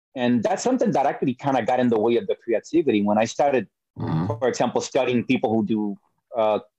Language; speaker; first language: English; early bilingual, other home language; Spanish